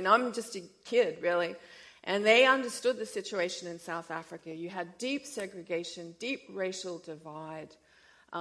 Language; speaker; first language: English; native; English